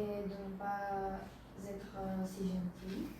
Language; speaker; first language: French; non-native, learner; Bulgarian